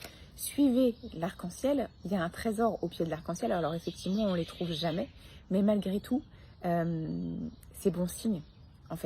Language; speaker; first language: French; native; French